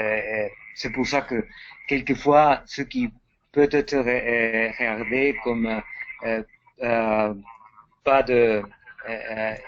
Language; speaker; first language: French; non-native, fluent; Spanish